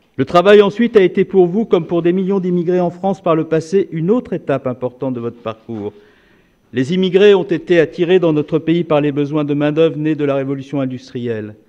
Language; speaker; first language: French; native; French